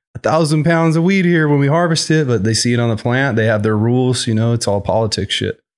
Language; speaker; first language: English; native; English